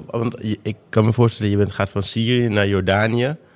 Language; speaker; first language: Dutch; native; Dutch